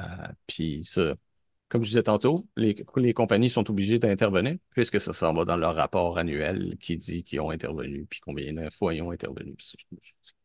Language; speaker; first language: French; native; French